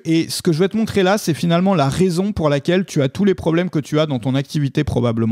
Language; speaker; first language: French; native; French